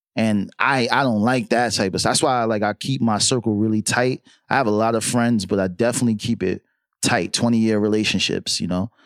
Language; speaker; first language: English; native; English